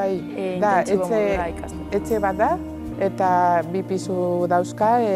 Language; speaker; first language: Basque; non-native, local second language; Spanish